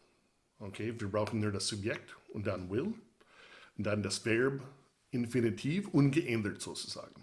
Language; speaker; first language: German; non-native, fluent; English